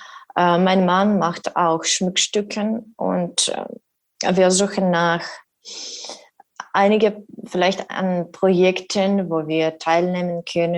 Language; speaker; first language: German; non-native, learner; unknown